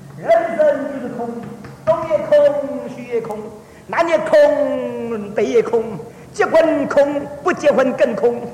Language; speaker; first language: Chinese; early bilingual, heritage; Chinese